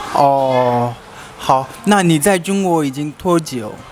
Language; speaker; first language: Chinese; non-native, learner; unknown